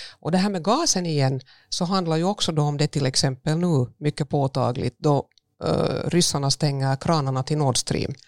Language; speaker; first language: Swedish; native; Swedish